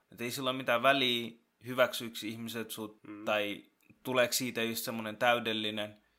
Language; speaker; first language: Finnish; early bilingual, other home language; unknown